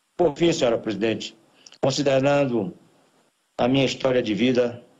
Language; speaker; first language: Portuguese; native; Portuguese